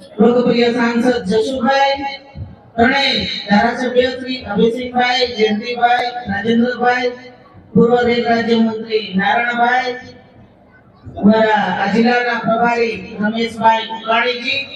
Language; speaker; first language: Gujarati; non-native, local second language; Rathawi